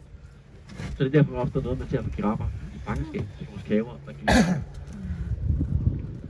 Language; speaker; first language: Danish; native; Danish